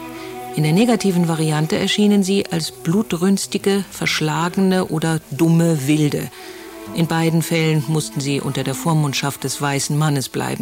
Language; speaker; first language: German; native; German